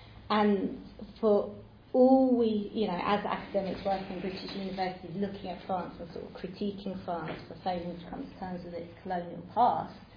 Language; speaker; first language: English; native; English